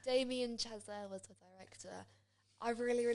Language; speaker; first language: English; native; English